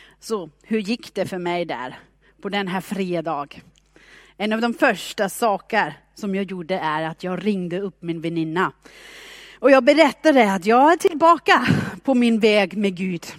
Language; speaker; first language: Swedish; non-native, fluent; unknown